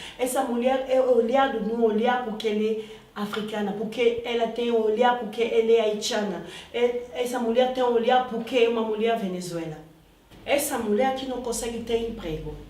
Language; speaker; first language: Portuguese; non-native, fluent; Lingala